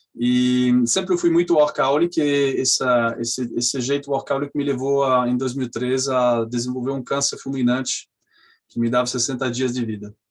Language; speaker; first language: Portuguese; non-native, fluent; French